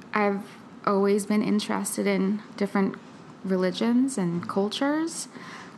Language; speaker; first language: English; early bilingual, other home language; Filipino